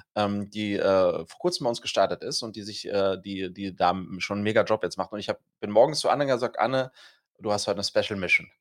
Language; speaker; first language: German; native; German